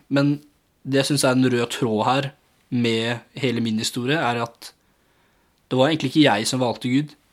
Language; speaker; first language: Norwegian; early bilingual, other home language; English